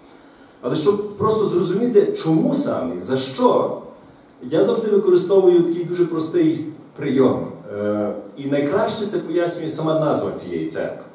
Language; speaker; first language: Ukrainian; native; Ukrainian